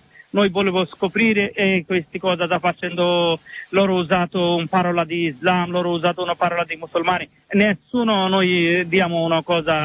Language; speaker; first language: Italian; non-native, learner; Bangla